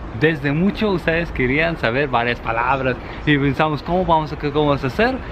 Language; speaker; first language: Spanish; non-native, fluent; Hebrew